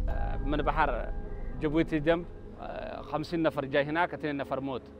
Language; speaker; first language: Arabic; non-native, learner; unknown